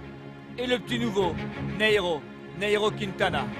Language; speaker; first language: French; native; French